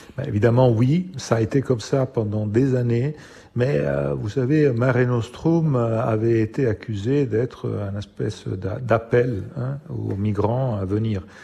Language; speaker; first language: French; non-native, fluent; Italian